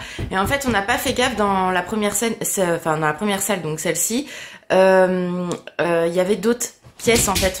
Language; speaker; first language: French; native; French